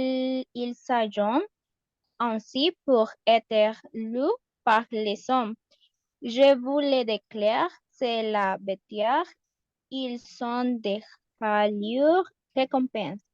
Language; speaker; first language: French; non-native, learner; Spanish